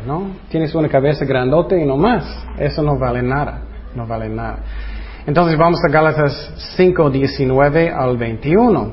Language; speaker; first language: Spanish; non-native, fluent; English